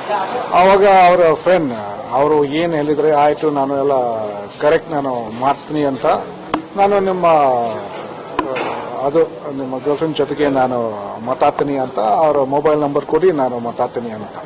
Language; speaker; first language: Kannada; non-native, fluent; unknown